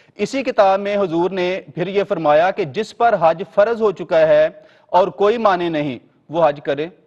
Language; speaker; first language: Urdu; native; Urdu